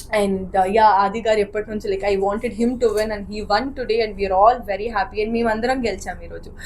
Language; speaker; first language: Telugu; native; Telugu